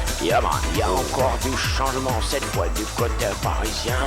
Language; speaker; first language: French; native; French